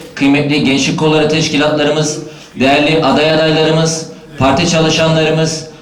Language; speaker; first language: Turkish; native; Turkish